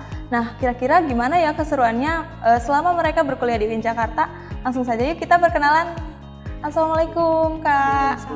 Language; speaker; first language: Indonesian; native; Indonesian